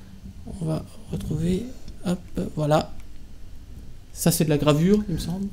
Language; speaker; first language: French; native; French